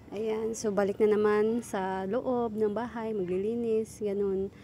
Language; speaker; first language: Filipino; non-native, local second language; Cebuano